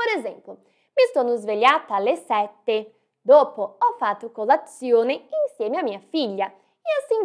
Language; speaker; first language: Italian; non-native, fluent; Portuguese